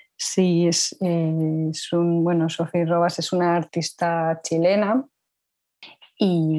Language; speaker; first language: Spanish; native; Spanish